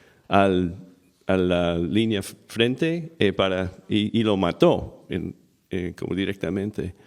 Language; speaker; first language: Spanish; non-native, fluent; English